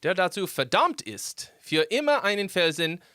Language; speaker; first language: German; non-native, learner; English